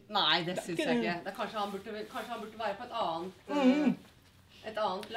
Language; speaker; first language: Norwegian; native; Norwegian